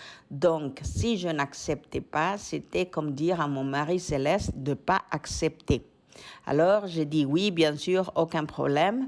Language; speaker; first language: French; non-native, fluent; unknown